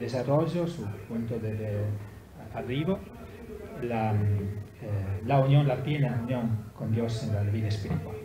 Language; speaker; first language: Spanish; non-native, learner; Italian